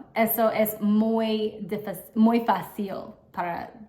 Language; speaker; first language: Spanish; non-native, learner; English